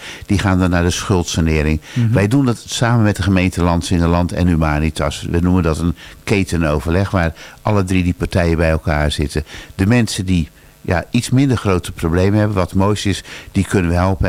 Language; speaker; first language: Dutch; native; Dutch